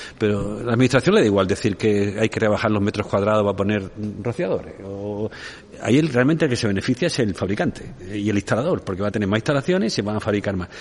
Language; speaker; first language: Spanish; native; Spanish